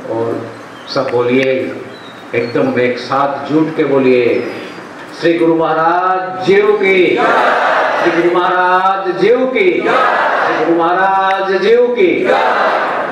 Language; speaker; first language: Hindi; non-native, local second language; Bangla